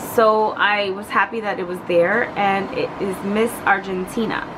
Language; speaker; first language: English; native; English